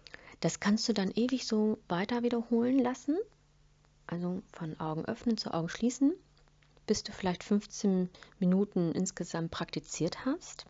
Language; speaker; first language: German; native; German